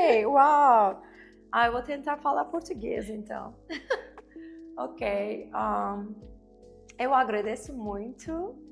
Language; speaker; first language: Portuguese; non-native, learner; Turkish